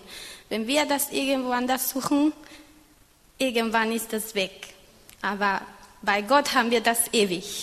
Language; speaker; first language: German; non-native, fluent; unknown